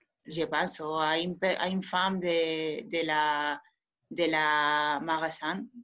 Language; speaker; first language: French; non-native, learner; Spanish